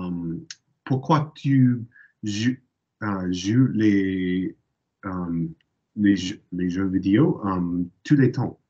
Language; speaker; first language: French; non-native, learner; English